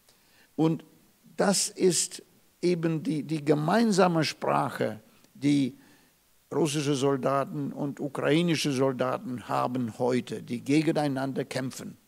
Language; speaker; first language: German; non-native, fluent; Russian